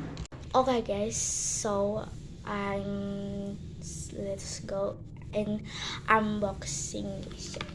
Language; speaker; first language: English; non-native, learner; Indonesian